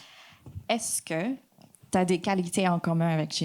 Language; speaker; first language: French; non-native, fluent; English